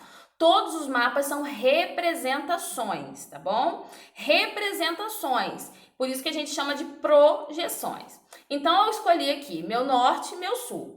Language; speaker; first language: Portuguese; native; Portuguese